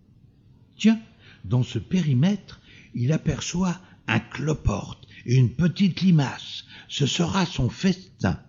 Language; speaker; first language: French; native; French